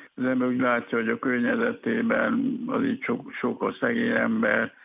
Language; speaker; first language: Hungarian; non-native, fluent; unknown